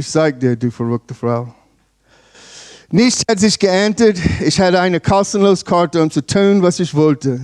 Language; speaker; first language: German; non-native, learner; English